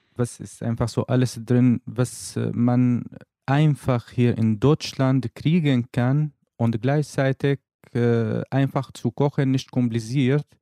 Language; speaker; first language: German; non-native, learner; Arabic